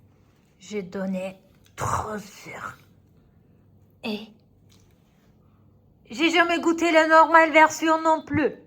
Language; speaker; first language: French; non-native, learner; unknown